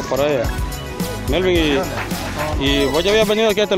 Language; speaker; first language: Spanish; native; Spanish